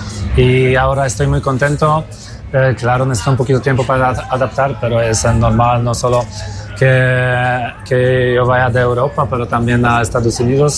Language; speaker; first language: Spanish; non-native, learner; Polish